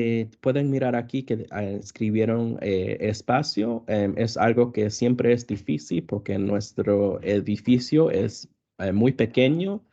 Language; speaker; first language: Spanish; early bilingual, other home language; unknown